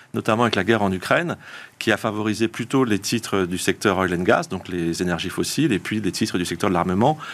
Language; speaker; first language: French; native; French